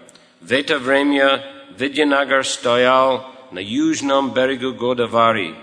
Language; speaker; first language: Russian; non-native, fluent; English